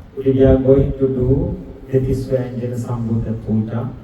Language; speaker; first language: English; non-native, local second language; Sinhala